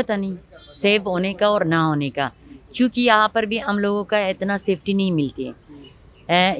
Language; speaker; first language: Hindi; non-native, fluent; Pashto